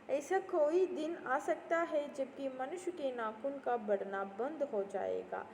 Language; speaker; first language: Hindi; non-native, local second language; Malayalam